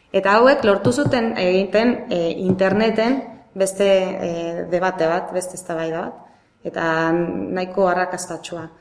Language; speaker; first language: Basque; non-native, local second language; Spanish